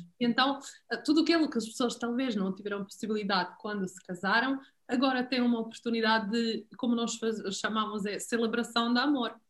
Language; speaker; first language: Portuguese; non-native, fluent; Serbian